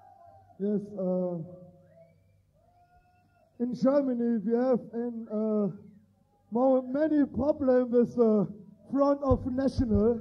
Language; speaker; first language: English; non-native, learner; German